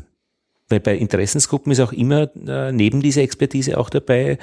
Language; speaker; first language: German; native; German